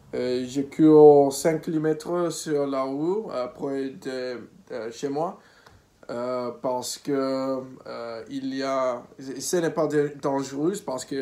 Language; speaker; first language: French; non-native, learner; English